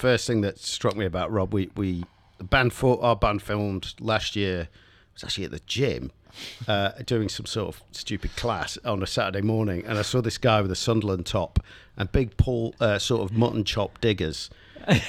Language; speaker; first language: English; native; English